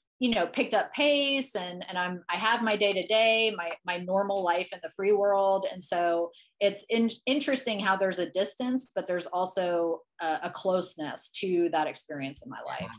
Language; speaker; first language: English; native; English